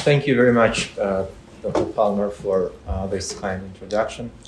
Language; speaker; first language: English; non-native, fluent; Ukrainian